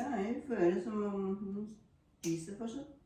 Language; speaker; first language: Norwegian; non-native, learner; Thai